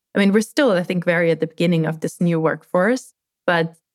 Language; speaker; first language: English; non-native, fluent; German